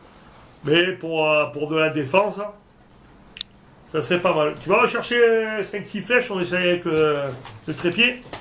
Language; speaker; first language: French; native; French